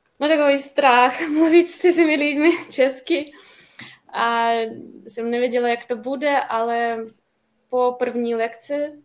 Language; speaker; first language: Czech; non-native, learner; Ukrainian